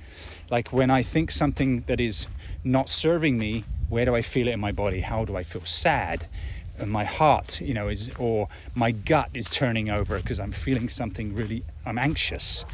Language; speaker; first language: English; native; English